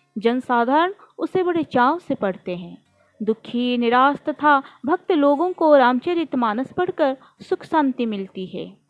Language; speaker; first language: Hindi; non-native, local second language; Odia